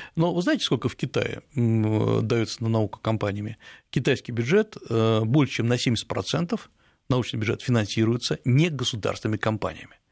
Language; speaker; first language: Russian; native; Russian